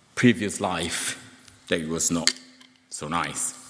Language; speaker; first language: English; non-native, fluent; Portuguese